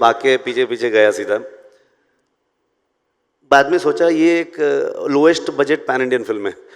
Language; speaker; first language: Hindi; non-native, local second language; Kannada